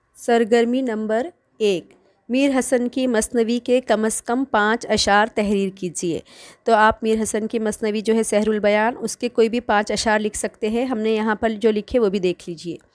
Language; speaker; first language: Urdu; native; Urdu